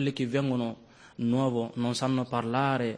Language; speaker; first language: Italian; non-native, learner; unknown